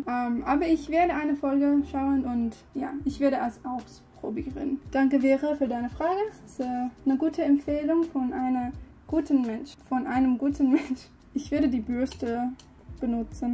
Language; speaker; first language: German; non-native, learner; English